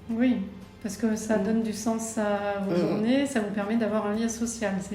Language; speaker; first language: French; native; French